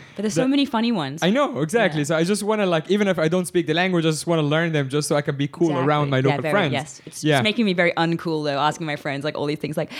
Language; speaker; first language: English; early bilingual, other home language; Arabic